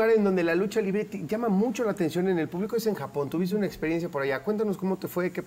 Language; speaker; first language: Spanish; native; Spanish